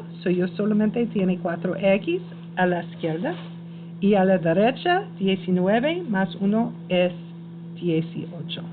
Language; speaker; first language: Spanish; non-native, learner; English